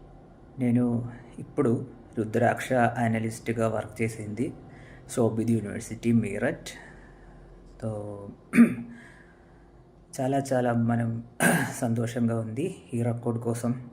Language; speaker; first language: Telugu; non-native, learner; Malayalam